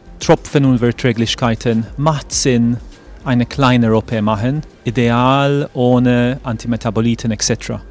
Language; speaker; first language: German; non-native, fluent; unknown